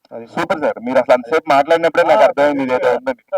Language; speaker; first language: Telugu; native; Telugu